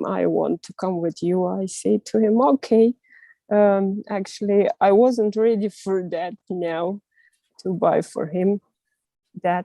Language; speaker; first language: English; non-native, learner; Russian